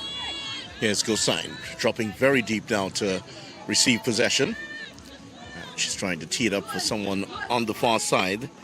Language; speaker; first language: English; native; English